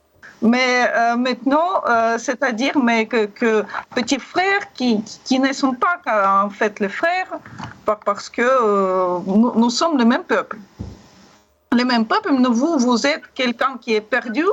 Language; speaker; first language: French; non-native, learner; Russian